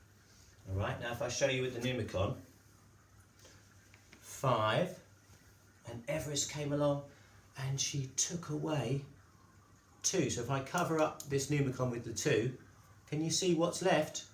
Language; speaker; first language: English; native; English